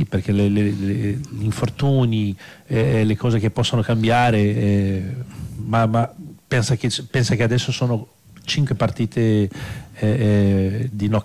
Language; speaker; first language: Italian; non-native, fluent; Portuguese